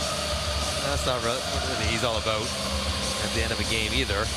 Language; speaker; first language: English; native; English